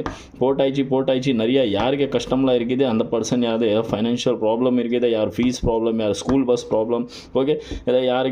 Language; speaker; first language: Tamil; non-native, local second language; Malayalam